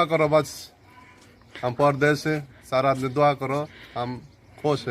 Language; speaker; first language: Hindi; non-native, learner; Bangla